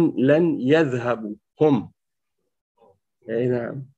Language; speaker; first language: Arabic; non-native, fluent; French